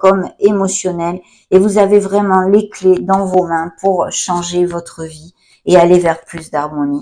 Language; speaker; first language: French; native; French